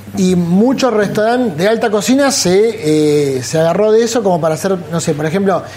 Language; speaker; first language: Spanish; native; Spanish